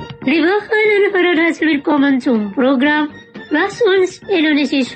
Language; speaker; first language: German; non-native, fluent; Indonesian